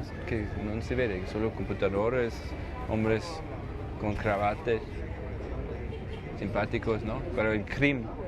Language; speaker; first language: Spanish; non-native, fluent; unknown